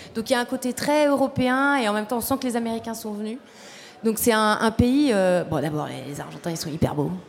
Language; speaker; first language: French; early bilingual, other home language; Spanish